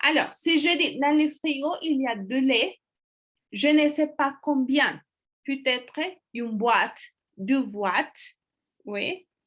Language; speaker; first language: French; non-native, fluent; Spanish